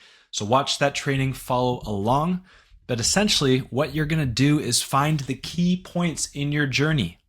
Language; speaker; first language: English; native; English